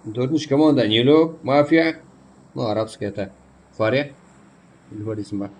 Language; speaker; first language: Russian; non-native, local second language; Kazakh